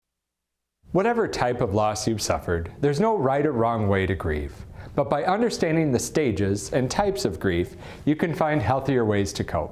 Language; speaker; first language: English; native; English